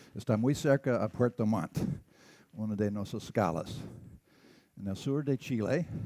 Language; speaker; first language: Spanish; non-native, learner; English